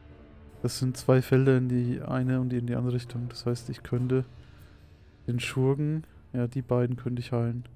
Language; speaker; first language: German; native; German